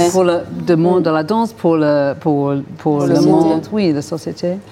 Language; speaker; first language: French; non-native, fluent; English